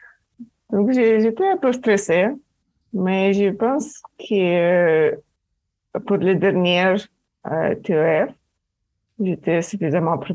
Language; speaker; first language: French; non-native, fluent; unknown